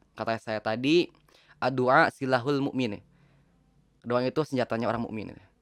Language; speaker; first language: Indonesian; non-native, local second language; Sundanese